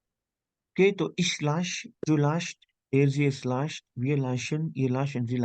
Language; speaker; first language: German; non-native, learner; Hindi